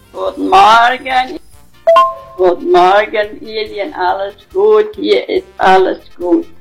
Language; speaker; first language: German; early bilingual, heritage; German